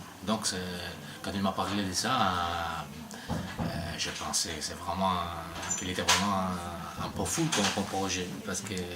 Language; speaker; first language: French; non-native, learner; Italian